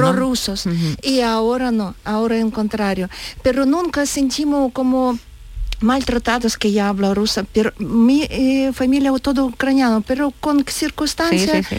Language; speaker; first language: Spanish; non-native, learner; Ukrainian